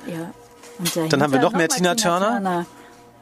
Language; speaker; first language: German; native; German